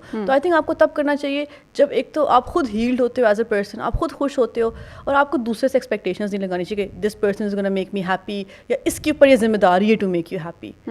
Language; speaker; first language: Urdu; native; Urdu